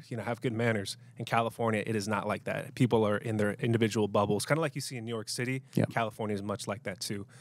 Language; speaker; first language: English; native; English